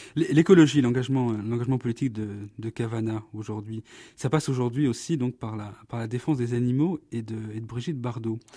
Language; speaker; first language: French; native; French